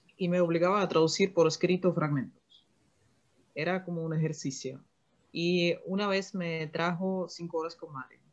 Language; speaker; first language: Spanish; non-native, fluent; Russian